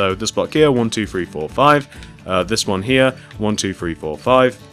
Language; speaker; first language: English; native; English